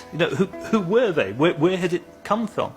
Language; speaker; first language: English; native; English